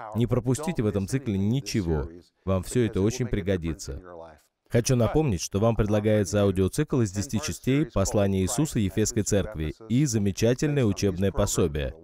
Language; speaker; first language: Russian; non-native, fluent; English